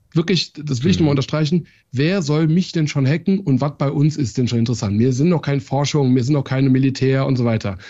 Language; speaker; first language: German; early bilingual, other home language; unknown